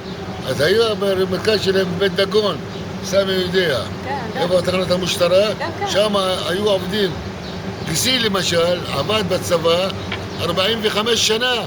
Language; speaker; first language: Hebrew; non-native, local second language; Arabic